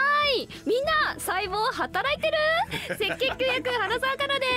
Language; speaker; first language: Japanese; native; Japanese